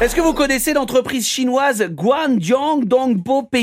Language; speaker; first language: French; native; French